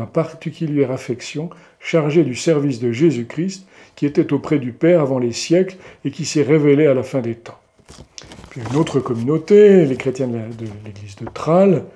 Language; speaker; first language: French; native; French